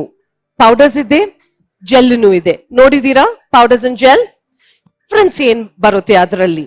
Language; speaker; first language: Kannada; non-native, learner; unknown